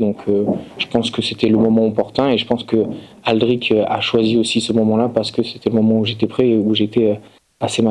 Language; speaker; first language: French; native; French